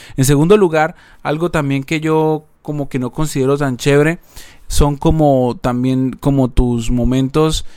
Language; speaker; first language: Spanish; native; Spanish